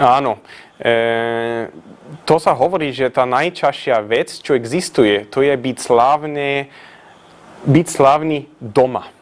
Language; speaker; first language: Slovak; non-native, fluent; Swedish